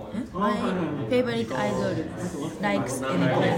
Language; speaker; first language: English; non-native, learner; Japanese